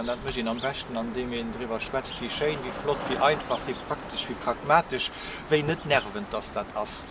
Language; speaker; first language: German; non-native, local second language; Luxembourgish